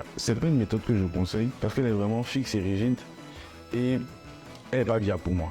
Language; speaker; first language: French; native; French